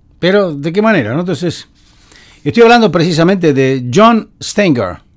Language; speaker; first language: Spanish; native; Spanish